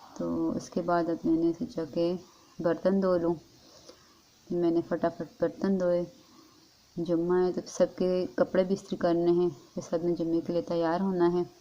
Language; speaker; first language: Urdu; non-native, local second language; Northern Hindko